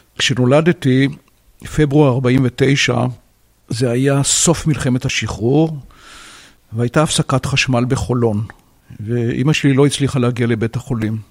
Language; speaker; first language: Hebrew; native; Hebrew